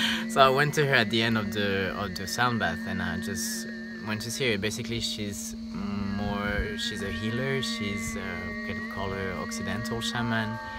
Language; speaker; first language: English; non-native, fluent; French